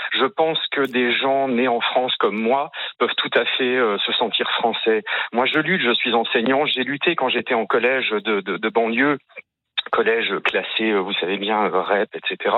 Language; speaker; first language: French; early bilingual, other home language; Arabic